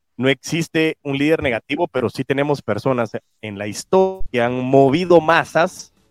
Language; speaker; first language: Spanish; native; Spanish